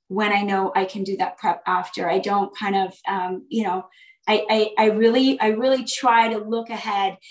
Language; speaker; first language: English; native; English